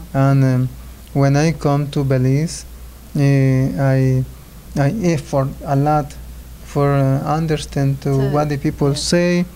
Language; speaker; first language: English; non-native, learner; Spanish